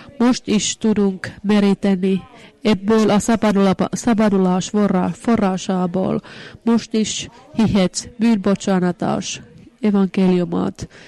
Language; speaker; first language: Hungarian; non-native, fluent; Finnish